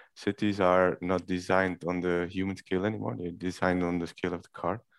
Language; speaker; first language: English; non-native, fluent; Dutch